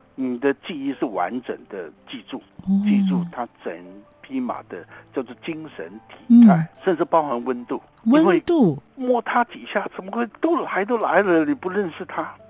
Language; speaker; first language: Chinese; native; Chinese